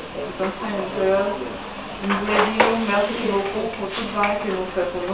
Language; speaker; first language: Spanish; non-native, fluent; Haitian Creole